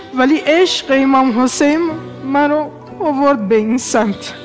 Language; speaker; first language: Persian; non-native, fluent; Portuguese